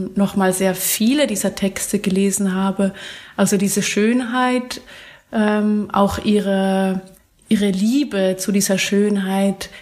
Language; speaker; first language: German; native; German